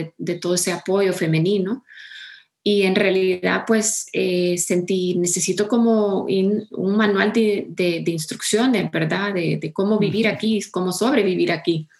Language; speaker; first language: Spanish; early bilingual, heritage; Spanish